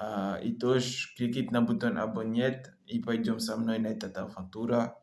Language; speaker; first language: Russian; non-native, learner; French